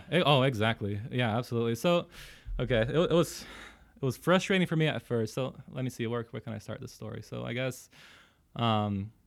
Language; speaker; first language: English; early bilingual, other home language; Portuguese